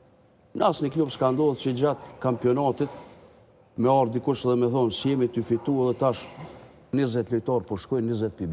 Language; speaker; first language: Albanian; native; Albanian